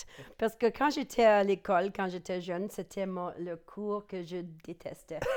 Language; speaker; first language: French; non-native, local second language; English